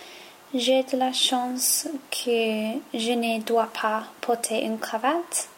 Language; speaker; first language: French; non-native, learner; English